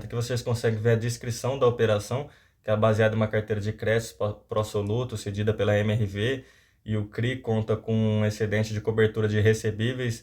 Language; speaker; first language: Portuguese; native; Portuguese